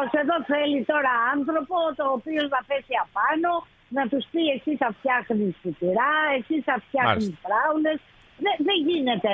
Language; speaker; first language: Greek; native; Greek